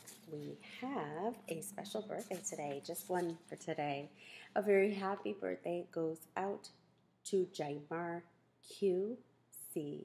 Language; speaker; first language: English; native; English